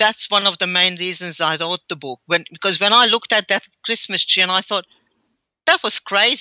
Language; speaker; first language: English; early bilingual, other home language; Hungarian